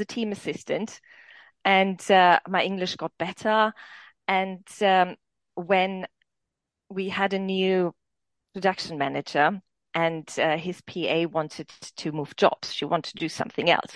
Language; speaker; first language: English; non-native, fluent; German